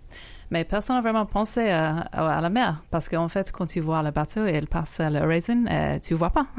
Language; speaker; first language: French; non-native, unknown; English